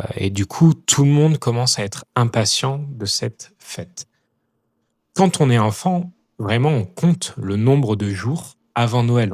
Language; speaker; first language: French; native; French